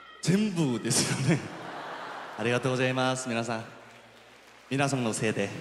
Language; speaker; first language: Japanese; non-native, fluent; Korean